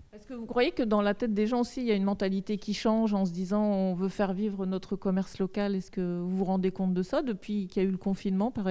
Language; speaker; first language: French; native; French